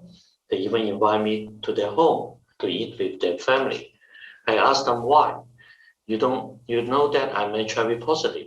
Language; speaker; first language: English; non-native, fluent; Chinese